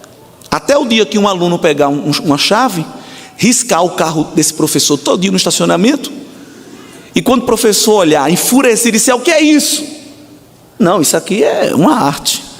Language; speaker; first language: Portuguese; native; Portuguese